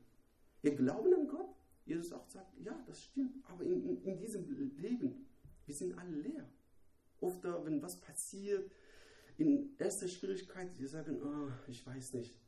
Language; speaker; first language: German; non-native, learner; Persian